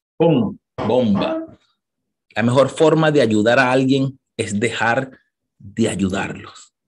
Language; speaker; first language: Spanish; native; Spanish